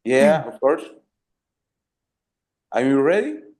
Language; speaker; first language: English; non-native, learner; Spanish